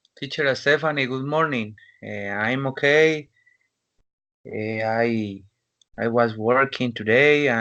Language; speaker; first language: English; non-native, learner; Spanish